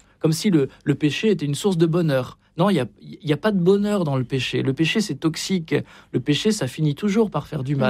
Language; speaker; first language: French; native; French